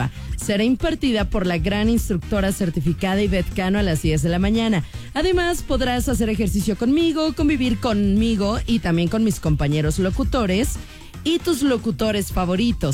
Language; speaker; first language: Spanish; native; Spanish